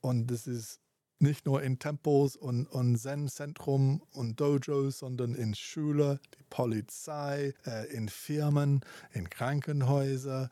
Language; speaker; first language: German; non-native, fluent; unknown